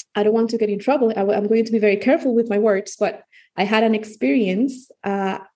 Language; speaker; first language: English; non-native, fluent; Spanish